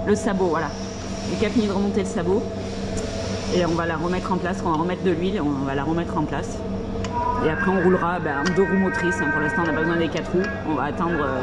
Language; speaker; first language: French; native; French